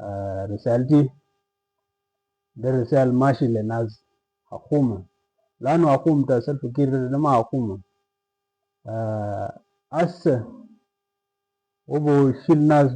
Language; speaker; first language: Arabic; non-native, local second language; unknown